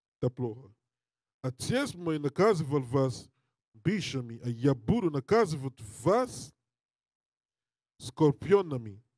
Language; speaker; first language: Russian; non-native, learner; English